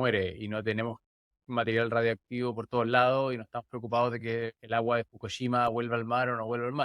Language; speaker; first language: Spanish; native; Spanish